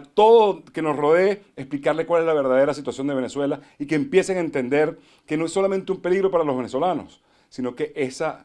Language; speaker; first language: Spanish; native; Spanish